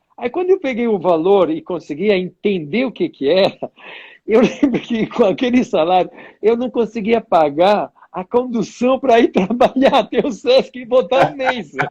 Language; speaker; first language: Portuguese; non-native, fluent; Italian